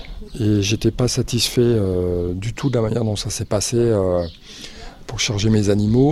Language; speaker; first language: French; native; French